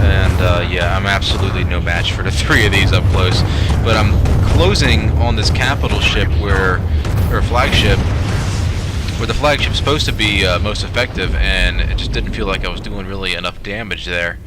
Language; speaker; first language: English; native; English